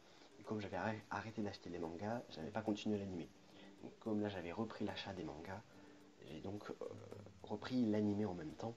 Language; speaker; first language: French; native; French